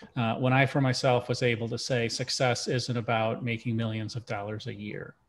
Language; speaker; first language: English; early bilingual, other home language; Russian